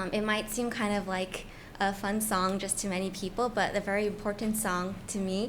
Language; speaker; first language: English; native; English